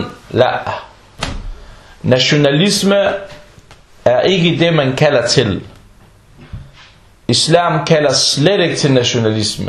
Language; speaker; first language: Danish; non-native, fluent; Arabic